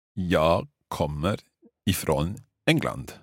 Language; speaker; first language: Swedish; non-native, learner; English